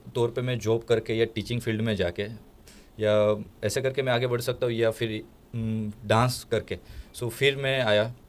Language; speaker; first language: Hindi; non-native, local second language; Gujarati